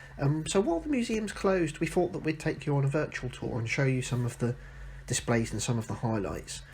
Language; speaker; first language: English; native; English